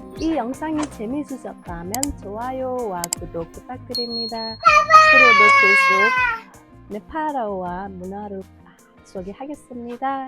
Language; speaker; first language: Korean; non-native, fluent; Nepali